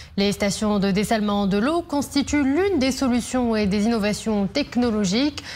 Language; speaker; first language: French; non-native, local second language; Arabic